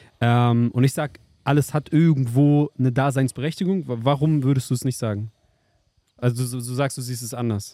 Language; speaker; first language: German; native; German